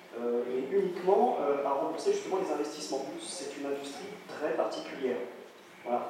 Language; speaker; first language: French; native; French